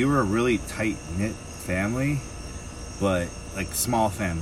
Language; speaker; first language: English; native; English